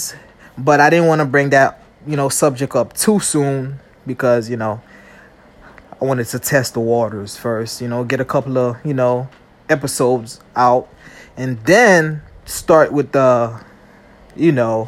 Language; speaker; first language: English; native; English